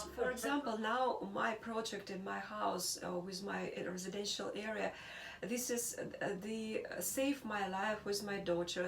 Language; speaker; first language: English; non-native, learner; Russian